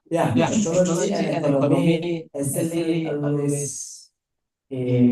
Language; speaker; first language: English; non-native, fluent; Indonesian